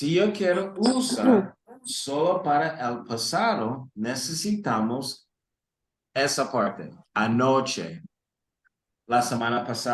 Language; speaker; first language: Spanish; early bilingual, heritage; Spanish